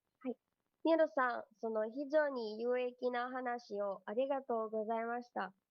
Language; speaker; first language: Japanese; non-native, learner; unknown